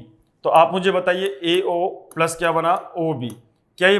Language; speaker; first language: Hindi; native; Hindi